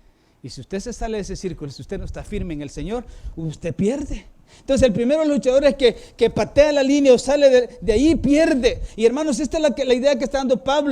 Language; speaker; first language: Spanish; native; Spanish